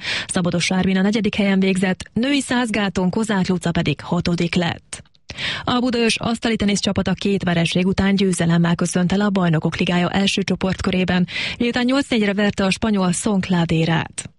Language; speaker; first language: Hungarian; native; Hungarian